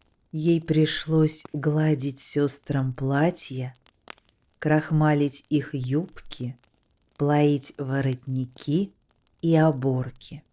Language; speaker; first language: Russian; native; Russian